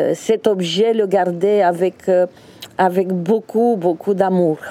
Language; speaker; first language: French; early bilingual, other home language; Romanian